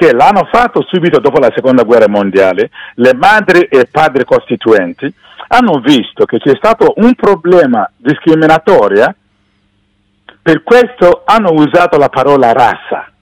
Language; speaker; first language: Italian; non-native, fluent; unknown